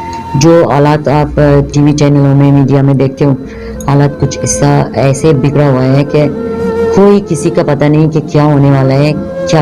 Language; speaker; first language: Hindi; non-native, fluent; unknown